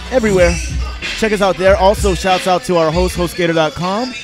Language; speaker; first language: English; native; English